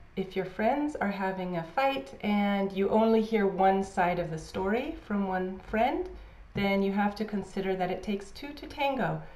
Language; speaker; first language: English; native; English